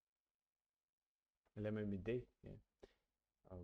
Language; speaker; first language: French; non-native, learner; English